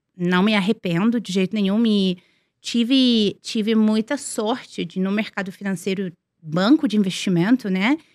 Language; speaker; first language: Portuguese; non-native, fluent; Serbian